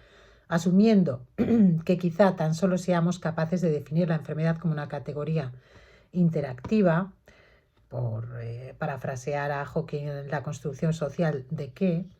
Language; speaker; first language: Spanish; native; Spanish